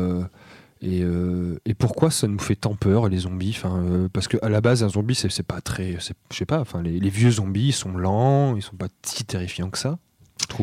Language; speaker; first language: French; native; French